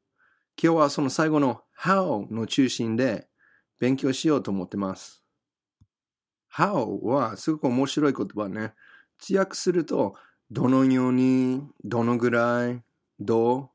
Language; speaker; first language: Japanese; non-native, fluent; English